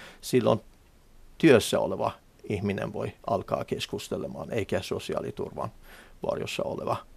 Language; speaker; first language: Finnish; non-native, fluent; Persian